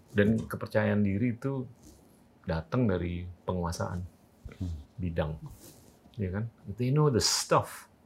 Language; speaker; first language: Indonesian; native; Indonesian